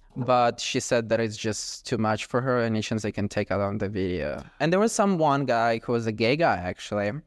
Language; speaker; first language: English; non-native, fluent; Ukrainian